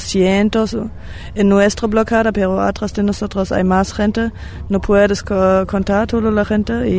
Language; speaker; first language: Spanish; non-native, learner; German